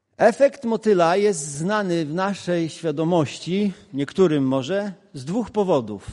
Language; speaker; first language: Polish; non-native, local second language; Kashubian